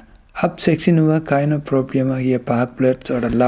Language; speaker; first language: German; non-native, learner; Tamil